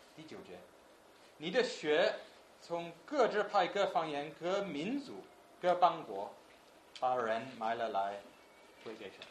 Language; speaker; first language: Chinese; non-native, fluent; English